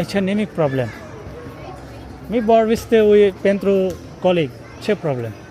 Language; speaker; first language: Romanian; non-native, learner; Bangla